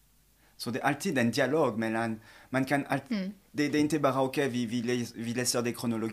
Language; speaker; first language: Swedish; non-native, fluent; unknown